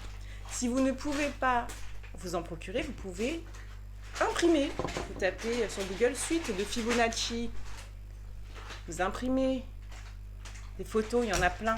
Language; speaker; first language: French; native; French